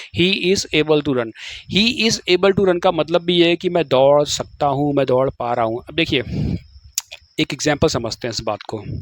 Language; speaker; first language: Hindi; native; Hindi